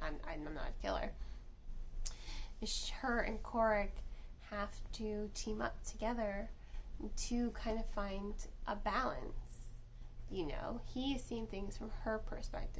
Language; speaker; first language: English; native; English